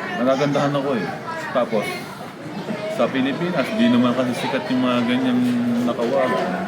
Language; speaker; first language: Filipino; native; Filipino